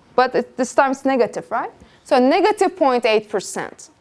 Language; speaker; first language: English; non-native, fluent; Turkish